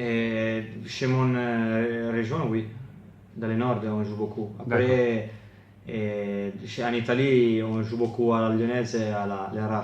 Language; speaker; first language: French; non-native, fluent; Italian